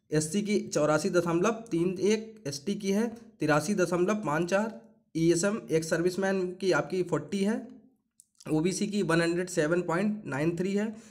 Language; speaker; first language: Hindi; native; Hindi